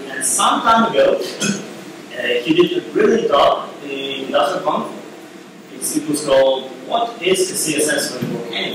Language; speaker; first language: English; non-native, fluent; Ukrainian